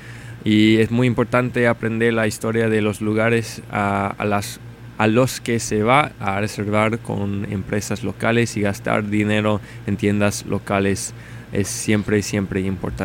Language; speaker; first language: Spanish; non-native, learner; English